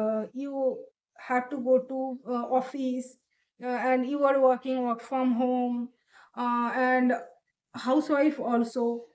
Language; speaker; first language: English; non-native, learner; Bangla